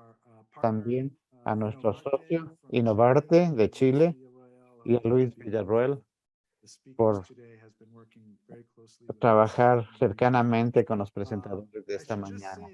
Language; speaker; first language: Spanish; non-native, fluent; English